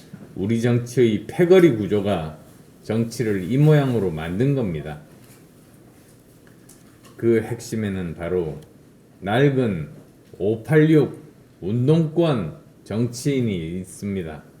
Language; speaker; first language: Korean; native; Korean